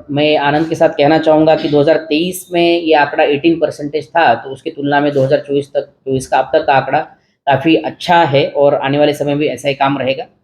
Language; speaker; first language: Hindi; non-native, local second language; Gujarati